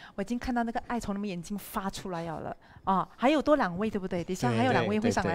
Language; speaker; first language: Chinese; native; Chinese